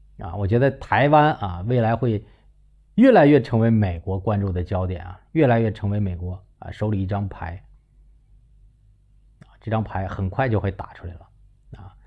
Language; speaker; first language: Chinese; native; Chinese